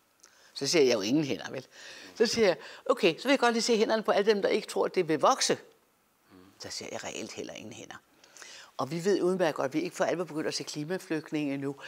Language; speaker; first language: Danish; native; Danish